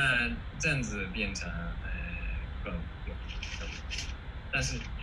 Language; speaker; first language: Chinese; non-native, fluent; Japanese